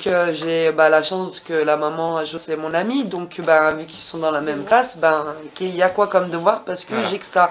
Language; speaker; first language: French; native; French